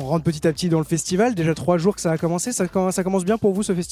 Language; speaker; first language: French; native; French